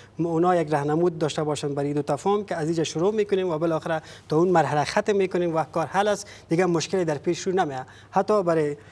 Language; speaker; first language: Persian; native; Persian